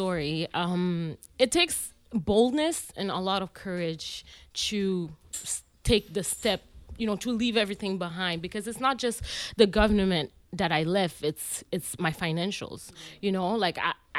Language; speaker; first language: English; native; English